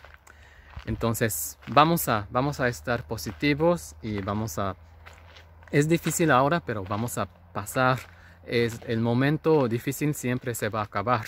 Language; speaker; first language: Spanish; non-native, fluent; Japanese